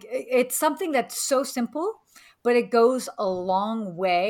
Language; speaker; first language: English; native; English